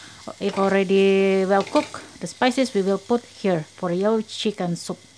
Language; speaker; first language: English; non-native, learner; Indonesian